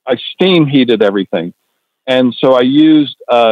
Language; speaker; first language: English; native; English